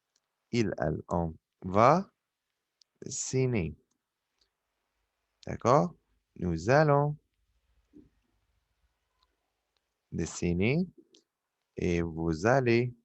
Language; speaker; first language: French; non-native, fluent; Arabic